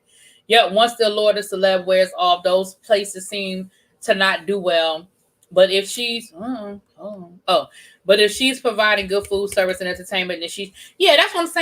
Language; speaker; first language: English; native; English